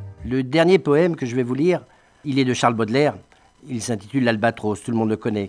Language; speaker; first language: French; native; French